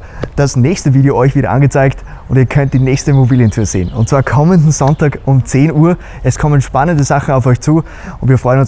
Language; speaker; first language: German; native; German